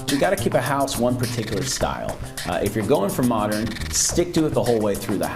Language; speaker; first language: English; native; English